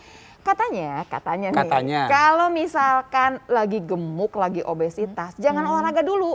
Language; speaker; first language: Indonesian; native; Indonesian